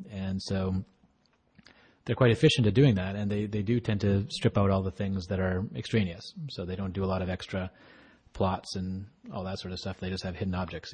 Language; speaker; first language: English; native; English